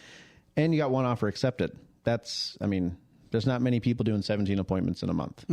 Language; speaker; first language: English; native; English